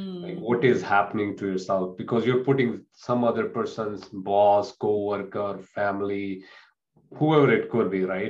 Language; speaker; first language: English; non-native, local second language; Punjabi